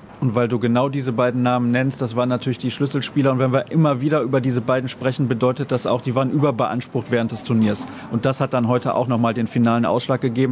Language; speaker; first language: German; native; German